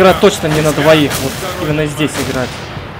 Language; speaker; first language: Russian; native; Russian